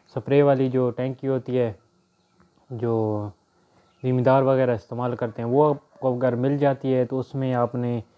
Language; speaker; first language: Urdu; non-native, local second language; Punjabi